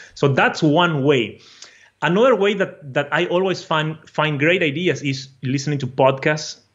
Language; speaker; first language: English; non-native, fluent; Portuguese